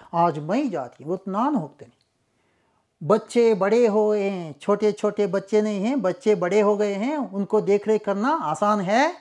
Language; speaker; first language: Hindi; non-native, local second language; Kannada